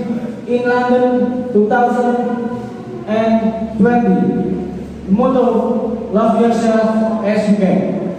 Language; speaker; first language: English; non-native, learner; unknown